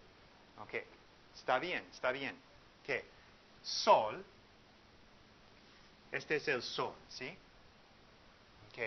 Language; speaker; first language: Spanish; non-native, fluent; English